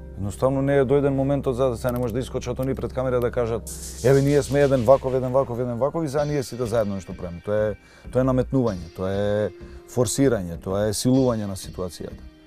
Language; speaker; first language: Macedonian; non-native, local second language; Albanian